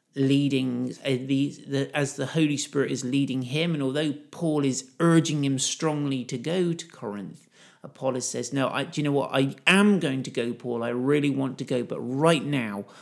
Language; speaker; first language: English; native; English